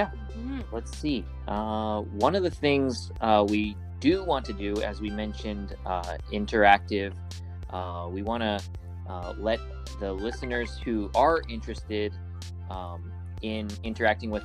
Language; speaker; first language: English; native; English